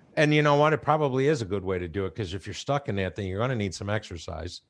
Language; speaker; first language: English; native; English